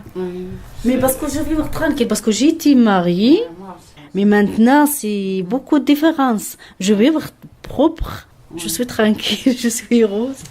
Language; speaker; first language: French; non-native, learner; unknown